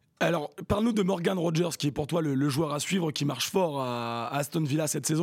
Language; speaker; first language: French; native; French